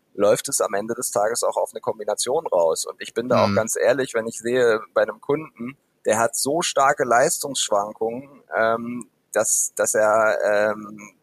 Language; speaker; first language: German; native; German